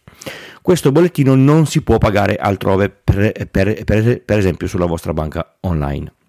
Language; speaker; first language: Italian; native; Italian